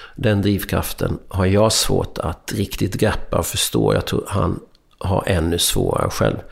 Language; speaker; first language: Swedish; early bilingual, other home language; Hungarian